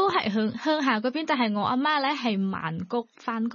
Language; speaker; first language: Cantonese; non-native, learner; Thai